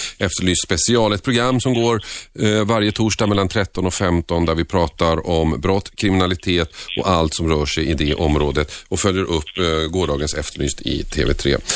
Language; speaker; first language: Swedish; early bilingual, other home language; Finnish